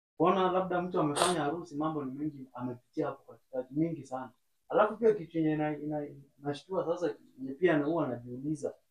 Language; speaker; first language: Swahili; native; Swahili